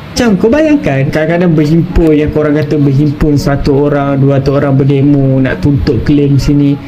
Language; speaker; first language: Malay; native; Malay